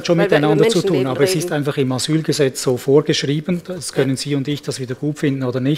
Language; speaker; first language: German; native; German